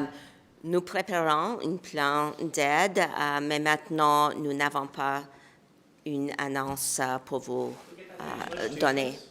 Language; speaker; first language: French; non-native, local second language; English